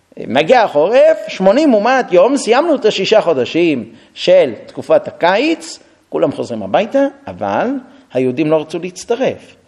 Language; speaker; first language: Hebrew; non-native, fluent; English